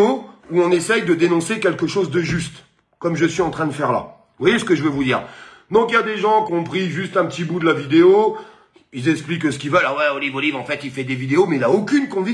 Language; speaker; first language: French; native; French